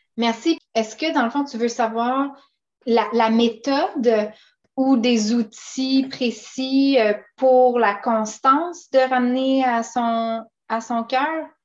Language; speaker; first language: French; native; French